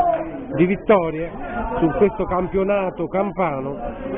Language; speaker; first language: Italian; native; Italian